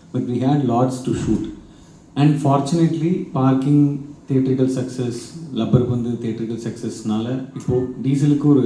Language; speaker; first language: English; non-native, local second language; Tamil